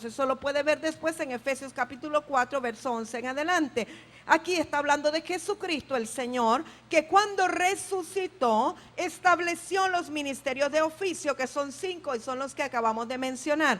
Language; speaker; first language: Spanish; native; Spanish